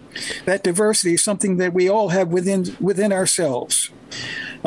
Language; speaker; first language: English; native; English